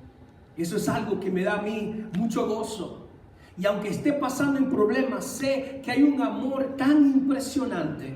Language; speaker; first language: Spanish; native; Spanish